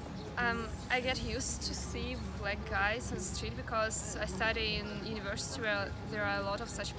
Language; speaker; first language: English; non-native, fluent; Russian